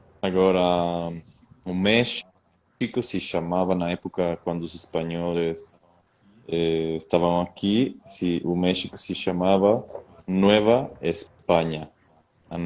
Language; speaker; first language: Portuguese; non-native, fluent; Spanish